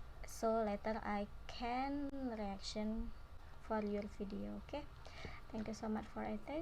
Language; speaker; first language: English; non-native, learner; Indonesian